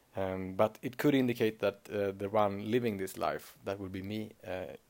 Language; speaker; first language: English; non-native, fluent; Swedish